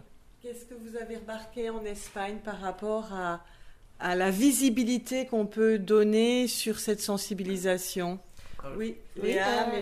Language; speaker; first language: French; native; French